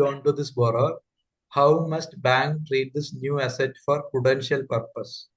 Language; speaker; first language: English; non-native, local second language; Malayalam